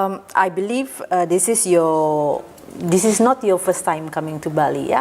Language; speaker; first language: English; non-native, fluent; Indonesian